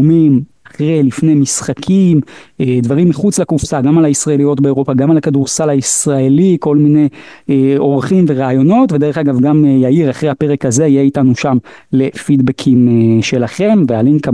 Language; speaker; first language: Hebrew; native; Hebrew